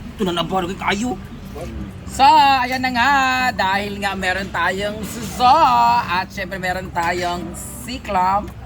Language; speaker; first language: Filipino; non-native, local second language; Cebuano